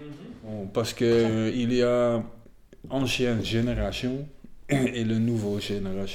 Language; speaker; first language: French; non-native, fluent; Dutch